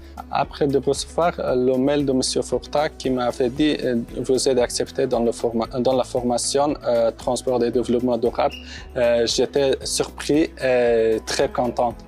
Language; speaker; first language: French; non-native, fluent; Pashto